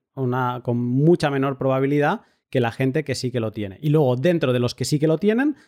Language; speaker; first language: Spanish; native; Spanish